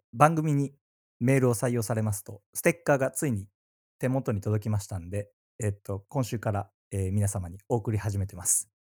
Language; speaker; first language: Japanese; native; Japanese